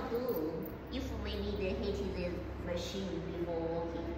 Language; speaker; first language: English; non-native, learner; Chinese